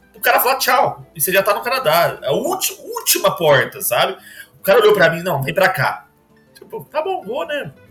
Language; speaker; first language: Portuguese; native; Portuguese